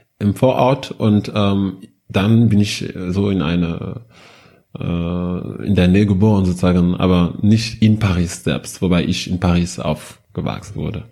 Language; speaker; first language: German; non-native, fluent; French